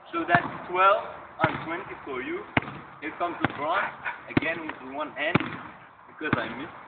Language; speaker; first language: English; non-native, learner; Dutch